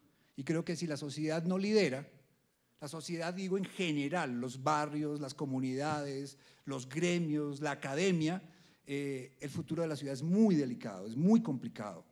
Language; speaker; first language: Spanish; native; Spanish